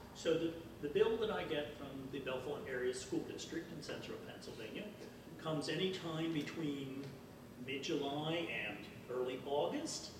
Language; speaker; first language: English; native; English